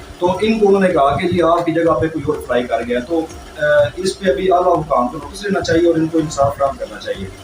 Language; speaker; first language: Urdu; non-native, local second language; Punjabi